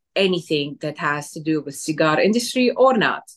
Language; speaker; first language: English; non-native, fluent; Arabic